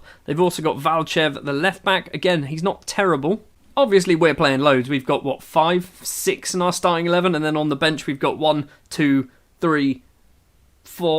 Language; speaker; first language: English; native; English